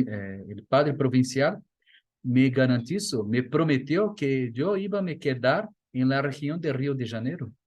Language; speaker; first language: Spanish; non-native, fluent; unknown